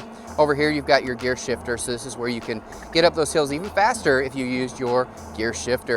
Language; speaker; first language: English; native; English